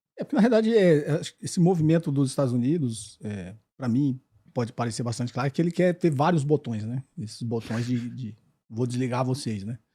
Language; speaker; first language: Portuguese; native; Portuguese